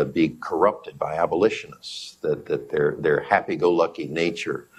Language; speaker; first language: English; native; English